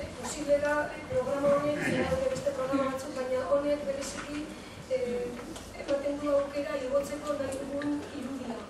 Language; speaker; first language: Basque; non-native, local second language; Spanish